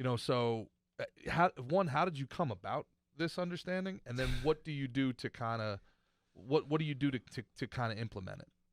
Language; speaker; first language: English; native; English